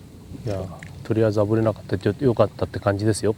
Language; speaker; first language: Japanese; native; Japanese